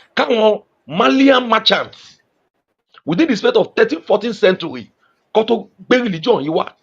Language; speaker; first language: English; non-native, local second language; Yoruba